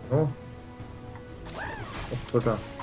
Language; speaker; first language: French; native; French